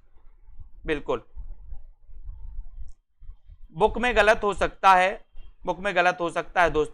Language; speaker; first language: Hindi; native; Hindi